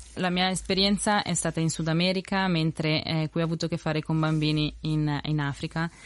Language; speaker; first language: Italian; early bilingual, other home language; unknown